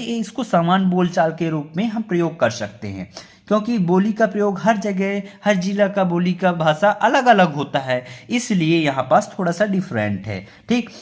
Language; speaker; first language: Hindi; native; Hindi